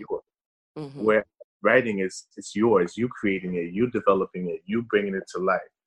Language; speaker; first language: English; early bilingual, other home language; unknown